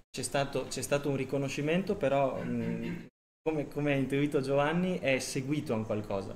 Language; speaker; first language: Italian; native; Italian